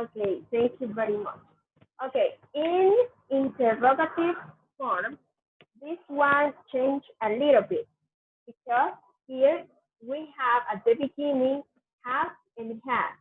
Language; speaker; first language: English; non-native, fluent; Spanish